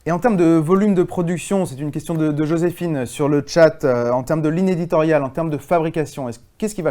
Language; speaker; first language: French; native; French